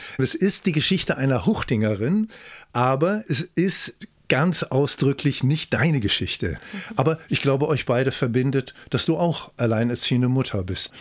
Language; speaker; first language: German; native; German